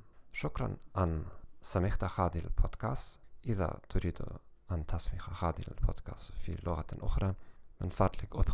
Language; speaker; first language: Arabic; non-native, learner; German